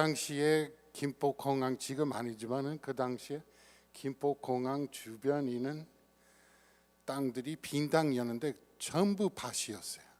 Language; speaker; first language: Korean; non-native, fluent; English